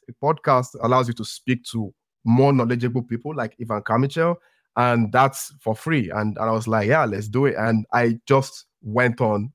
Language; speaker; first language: English; non-native, local second language; Yoruba